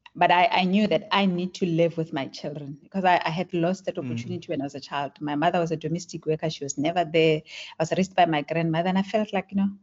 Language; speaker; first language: English; non-native, local second language; Tswana